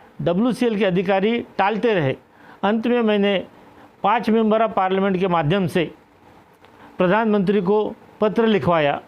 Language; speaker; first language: Hindi; non-native, local second language; Marathi